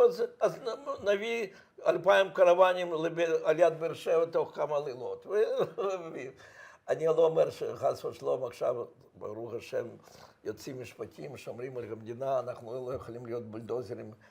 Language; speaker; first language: Hebrew; non-native, fluent; Russian